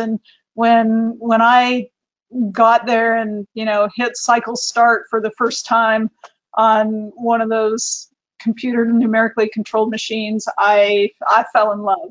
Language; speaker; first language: English; native; English